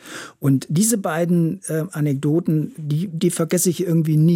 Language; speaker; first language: German; native; German